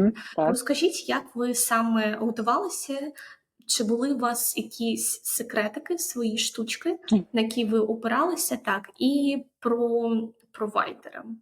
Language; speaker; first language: Ukrainian; native; Ukrainian